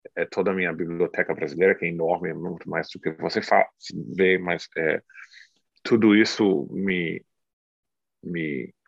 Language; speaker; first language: Portuguese; non-native, fluent; English